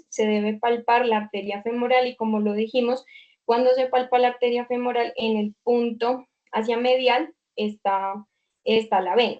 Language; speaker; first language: Spanish; native; Spanish